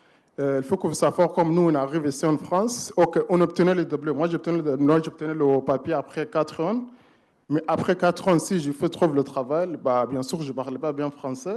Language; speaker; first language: French; non-native, learner; Arabic